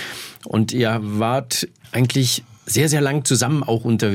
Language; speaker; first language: German; native; German